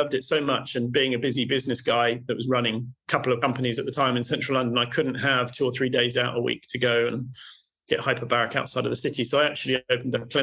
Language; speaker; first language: English; native; English